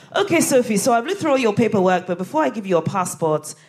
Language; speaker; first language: English; early bilingual, other home language; Akan